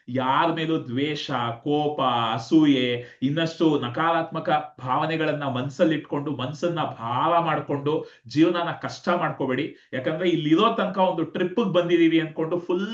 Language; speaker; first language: Kannada; native; Kannada